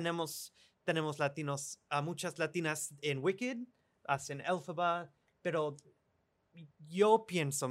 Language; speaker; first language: Spanish; early bilingual, other home language; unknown